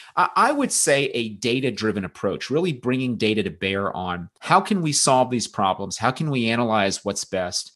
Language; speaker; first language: English; native; English